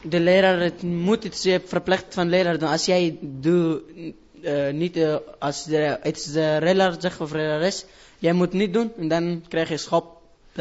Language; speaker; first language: Dutch; non-native, learner; Persian